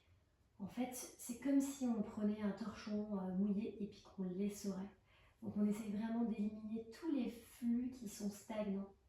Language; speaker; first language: French; native; French